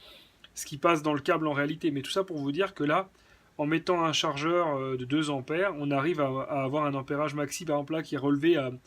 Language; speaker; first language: French; native; French